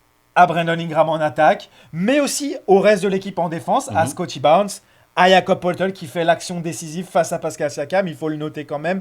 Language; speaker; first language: French; native; French